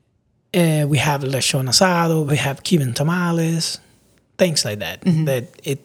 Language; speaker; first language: English; non-native, fluent; Spanish